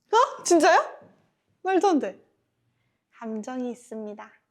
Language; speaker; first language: Korean; native; Korean